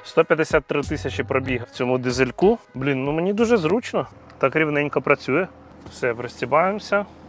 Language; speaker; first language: Ukrainian; non-native, local second language; Russian